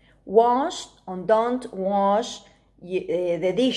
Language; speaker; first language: English; non-native, fluent; Spanish